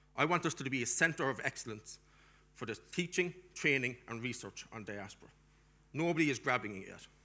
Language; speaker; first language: English; native; English